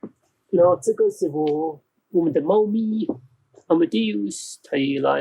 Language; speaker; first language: Chinese; non-native, fluent; German